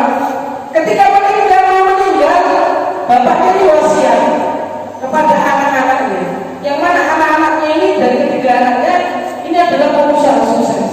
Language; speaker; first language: Indonesian; native; Indonesian